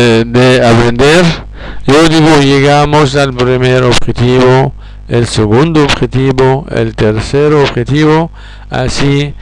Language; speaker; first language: Spanish; non-native, fluent; Arabic